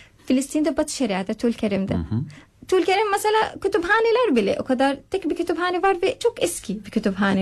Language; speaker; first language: Turkish; non-native, fluent; Arabic